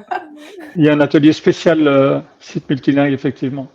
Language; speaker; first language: French; native; French